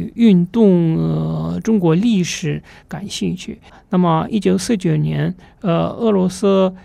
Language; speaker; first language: Chinese; non-native, fluent; Russian